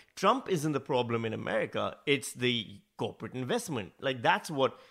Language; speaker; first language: English; non-native, local second language; Urdu